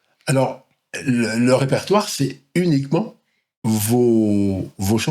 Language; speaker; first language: French; native; French